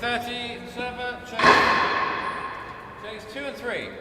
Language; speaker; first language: English; native; English